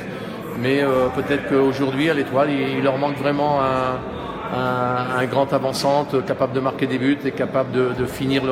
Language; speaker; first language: French; native; French